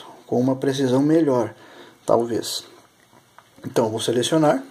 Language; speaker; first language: Portuguese; native; Portuguese